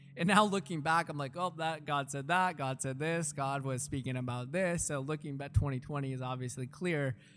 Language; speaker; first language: English; early bilingual, other home language; Russian